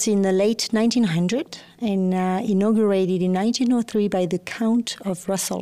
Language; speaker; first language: English; non-native, fluent; French